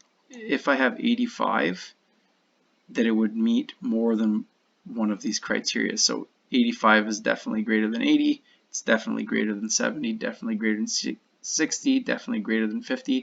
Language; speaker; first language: English; native; English